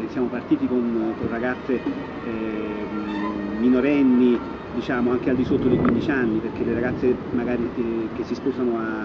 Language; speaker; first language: Italian; native; Italian